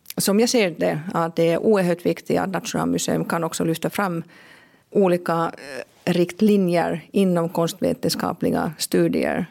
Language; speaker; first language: Swedish; non-native, local second language; Finnish